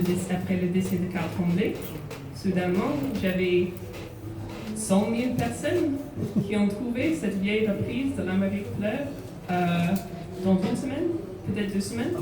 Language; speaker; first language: French; non-native, fluent; English